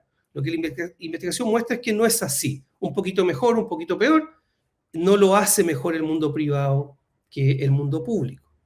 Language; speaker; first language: Spanish; native; Spanish